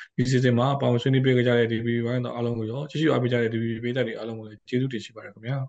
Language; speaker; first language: Burmese; native; Burmese